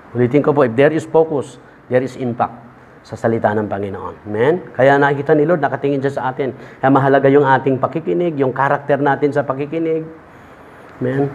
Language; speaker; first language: Filipino; native; Filipino